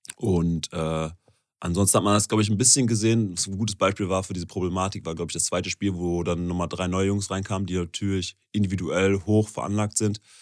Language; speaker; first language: German; native; German